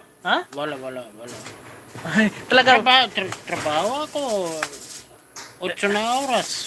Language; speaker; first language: Filipino; non-native, learner; German